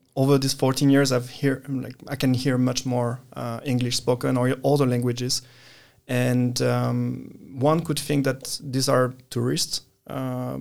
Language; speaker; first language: English; non-native, fluent; French